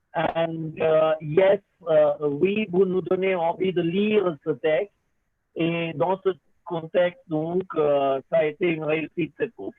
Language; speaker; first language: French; non-native, fluent; Hindi